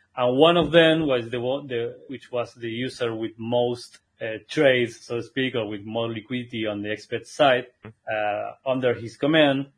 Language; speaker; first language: English; non-native, fluent; Spanish